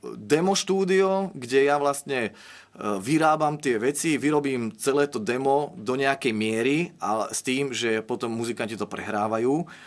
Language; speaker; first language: Slovak; native; Slovak